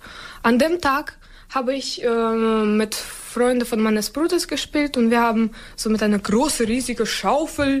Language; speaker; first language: German; non-native, learner; Ukrainian